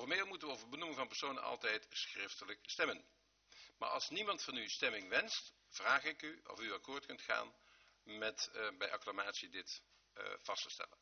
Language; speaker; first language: Dutch; native; Dutch